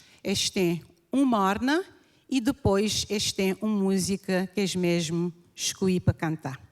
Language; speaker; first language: Portuguese; non-native, local second language; Kabuverdianu